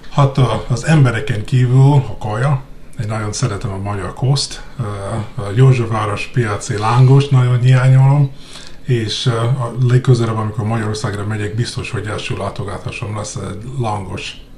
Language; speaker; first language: Hungarian; non-native, fluent; English